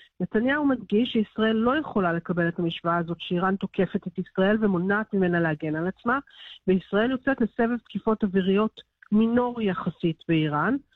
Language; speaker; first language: Hebrew; native; Hebrew